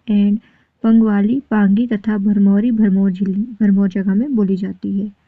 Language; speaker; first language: Hindi; native; Hindi